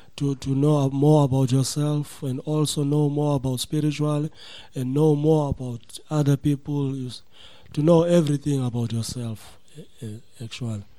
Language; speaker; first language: English; non-native, local second language; Xhosa